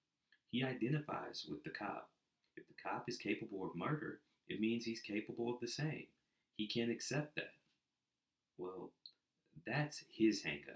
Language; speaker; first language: English; native; English